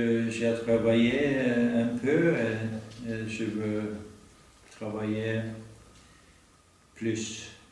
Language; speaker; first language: French; non-native, learner; Norwegian